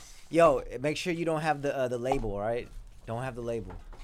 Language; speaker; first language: English; early bilingual, other home language; Korean